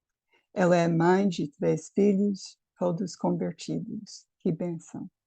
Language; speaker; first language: Portuguese; non-native, fluent; English